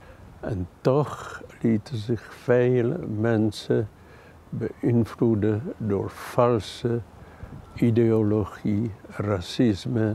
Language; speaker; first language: Dutch; non-native, fluent; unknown